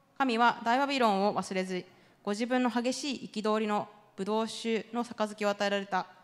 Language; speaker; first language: Japanese; native; Japanese